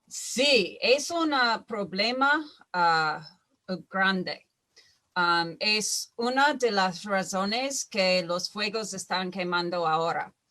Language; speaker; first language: Spanish; non-native, fluent; English